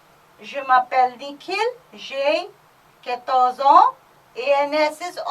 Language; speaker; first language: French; non-native, fluent; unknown